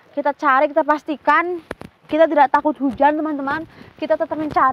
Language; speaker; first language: Indonesian; native; Indonesian